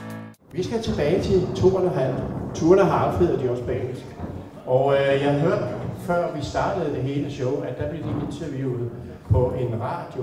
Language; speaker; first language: Danish; native; Danish